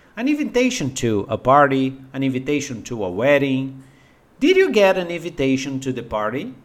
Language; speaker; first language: English; non-native, fluent; Portuguese